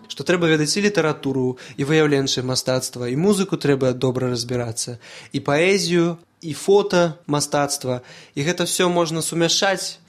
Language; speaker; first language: Belarusian; non-native, local second language; Russian